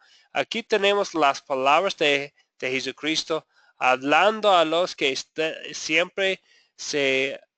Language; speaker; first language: Spanish; non-native, fluent; English